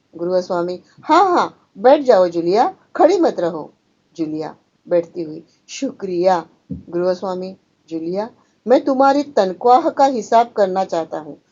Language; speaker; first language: Hindi; non-native, local second language; Marathi